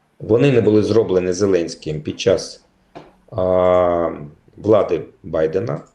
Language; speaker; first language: Ukrainian; native; Ukrainian